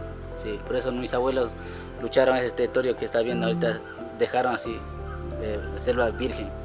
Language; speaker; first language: Spanish; non-native, local second language; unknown